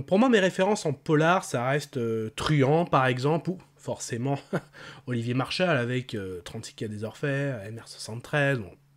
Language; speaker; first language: French; native; French